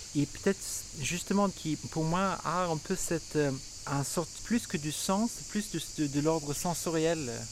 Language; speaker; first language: French; non-native, fluent; Swedish